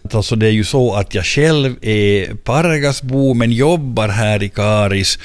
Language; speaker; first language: Swedish; native; Swedish